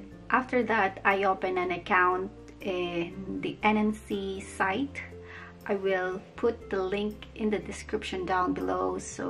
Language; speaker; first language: English; non-native, local second language; Filipino